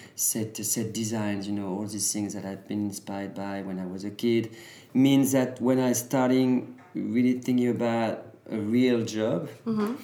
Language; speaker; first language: English; early bilingual, other home language; French